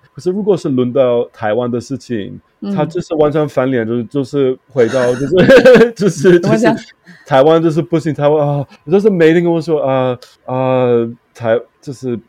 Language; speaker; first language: Chinese; non-native, fluent; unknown